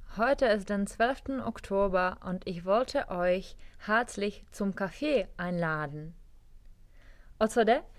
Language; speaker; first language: German; non-native, fluent; Czech